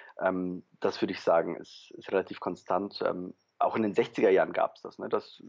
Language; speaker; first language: German; early bilingual, other home language; Polish